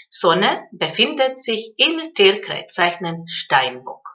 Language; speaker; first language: German; non-native, fluent; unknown